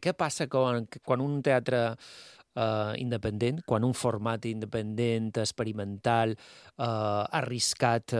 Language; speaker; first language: Catalan; native; Catalan